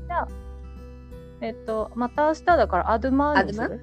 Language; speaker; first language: Japanese; native; Japanese